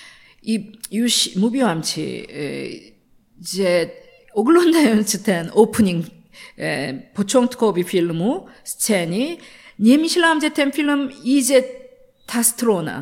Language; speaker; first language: Polish; non-native, learner; Korean